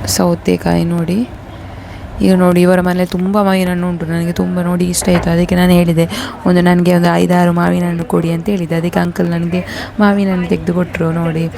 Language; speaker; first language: Kannada; non-native, local second language; Malayalam